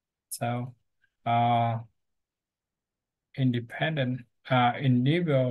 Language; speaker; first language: English; non-native, learner; Vietnamese